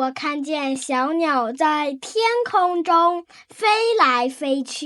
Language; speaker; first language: Chinese; non-native, learner; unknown